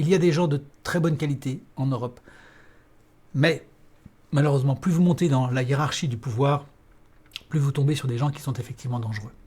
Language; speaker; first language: French; native; French